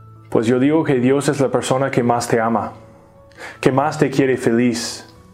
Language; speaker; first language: Spanish; native; Spanish